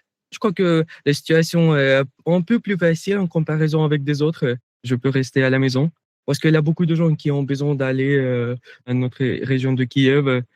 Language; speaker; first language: French; non-native, fluent; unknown